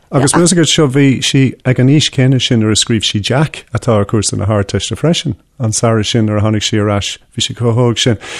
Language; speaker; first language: Irish; non-native, local second language; English